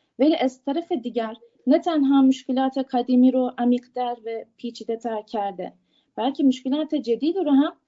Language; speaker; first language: Persian; non-native, fluent; Turkish